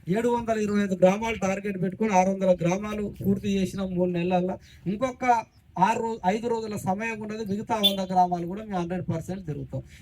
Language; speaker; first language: Telugu; non-native, local second language; Koya